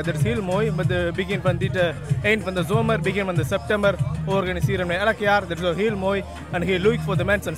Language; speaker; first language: Dutch; non-native, learner; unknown